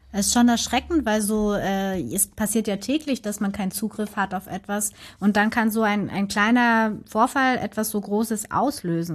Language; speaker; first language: German; native; German